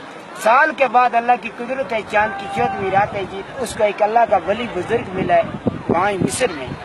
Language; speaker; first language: Hindi; non-native, local second language; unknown